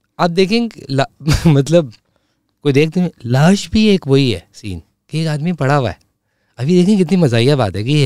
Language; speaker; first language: Urdu; native; Urdu